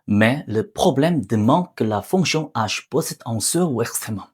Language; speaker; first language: French; non-native, learner; Korean